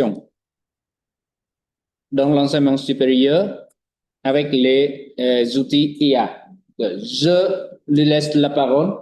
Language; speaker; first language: French; non-native, fluent; Vietnamese